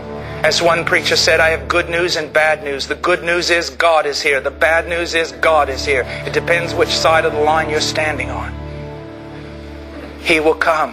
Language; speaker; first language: English; native; English